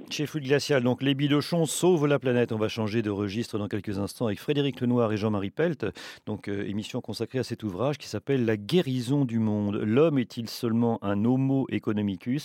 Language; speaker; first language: French; native; French